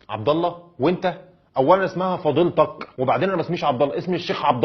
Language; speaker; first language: Arabic; native; Arabic